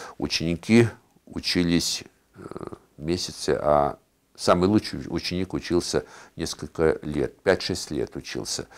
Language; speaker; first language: Russian; native; Russian